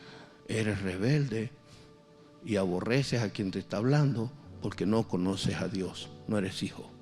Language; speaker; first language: Spanish; native; Spanish